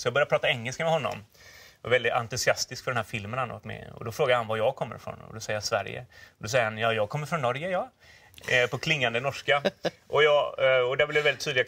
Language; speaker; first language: Swedish; native; Swedish